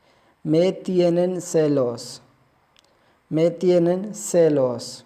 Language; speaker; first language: Spanish; non-native, fluent; Urdu